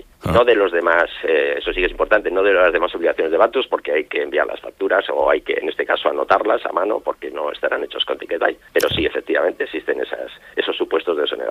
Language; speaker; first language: Spanish; native; Spanish